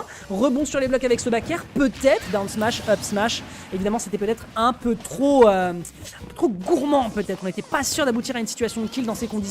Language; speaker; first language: French; native; French